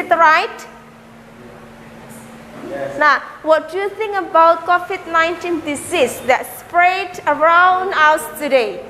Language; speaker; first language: English; non-native, learner; Indonesian